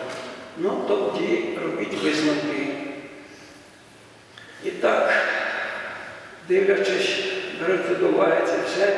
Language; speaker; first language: Ukrainian; native; Ukrainian